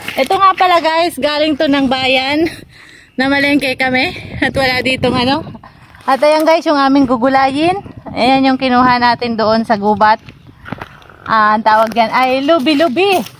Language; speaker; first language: Filipino; non-native, local second language; Bikol